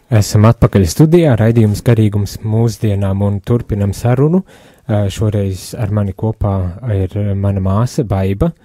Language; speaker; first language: Latvian; native; Latvian